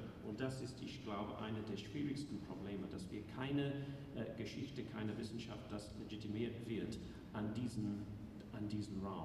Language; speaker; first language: German; non-native, learner; English